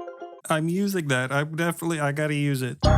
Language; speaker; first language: English; native; English